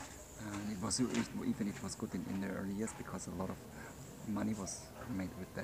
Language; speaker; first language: English; non-native, fluent; German